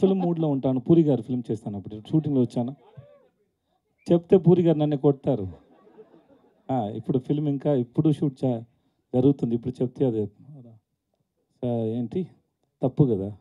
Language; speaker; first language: Telugu; non-native, learner; Tamil